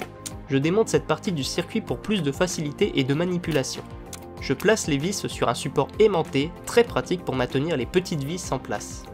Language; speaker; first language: French; native; French